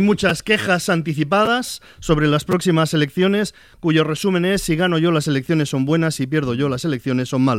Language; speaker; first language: Spanish; native; Spanish